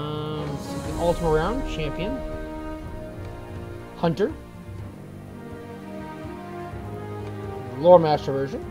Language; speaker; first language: English; native; English